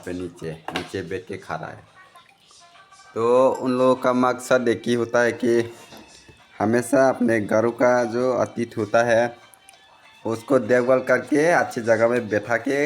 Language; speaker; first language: Hindi; non-native, local second language; Kok Borok